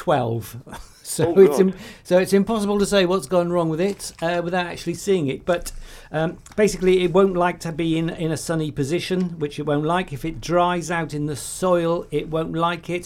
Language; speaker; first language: English; native; English